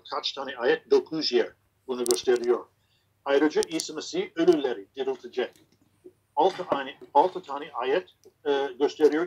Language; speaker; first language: Turkish; non-native, fluent; English